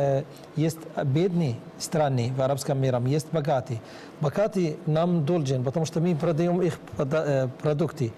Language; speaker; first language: Russian; non-native, learner; Arabic